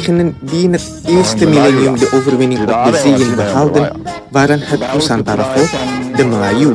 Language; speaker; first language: Dutch; non-native, fluent; Indonesian